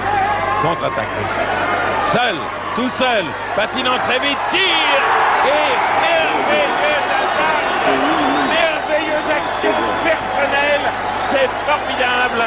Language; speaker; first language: French; native; French